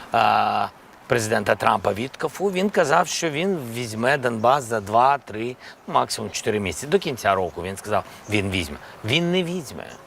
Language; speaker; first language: Ukrainian; non-native, local second language; Russian